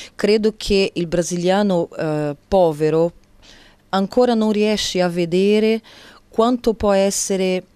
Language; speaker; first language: Italian; non-native, fluent; Portuguese